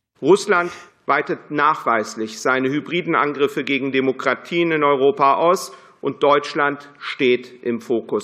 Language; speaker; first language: German; native; German